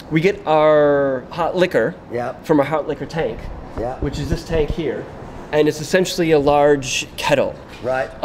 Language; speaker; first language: English; native; English